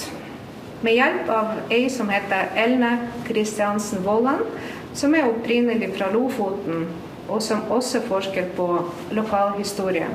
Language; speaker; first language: Norwegian; non-native, fluent; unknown